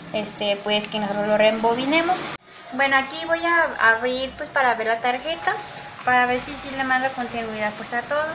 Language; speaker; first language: Spanish; native; Spanish